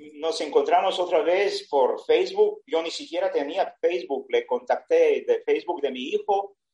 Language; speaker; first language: Spanish; non-native, fluent; Serbian